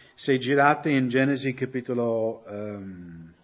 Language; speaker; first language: Italian; non-native, fluent; English